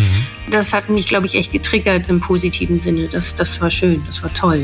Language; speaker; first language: German; native; German